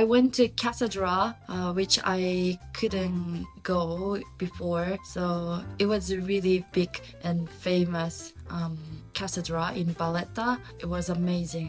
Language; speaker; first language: English; non-native, learner; Japanese